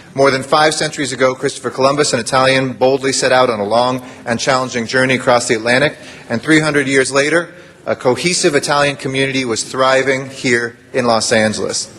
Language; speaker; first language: English; early bilingual, other home language; Italian